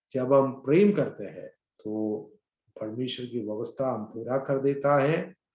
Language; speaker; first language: Hindi; non-native, local second language; Malayalam